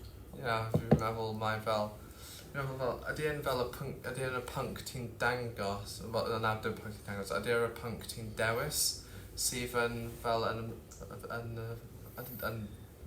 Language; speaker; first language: Welsh; non-native, local second language; English